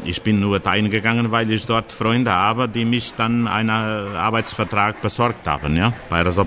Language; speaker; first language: German; non-native, fluent; Portuguese